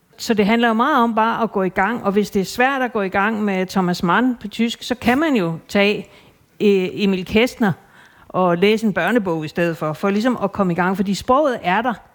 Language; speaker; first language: Danish; native; Danish